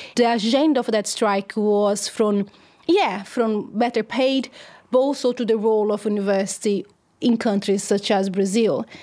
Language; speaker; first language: English; non-native, fluent; Portuguese